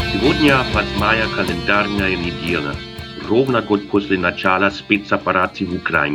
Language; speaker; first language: Russian; non-native, fluent; German